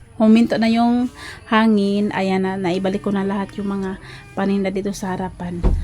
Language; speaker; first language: Filipino; non-native, local second language; Cebuano